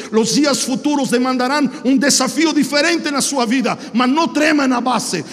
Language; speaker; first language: Portuguese; non-native, fluent; Spanish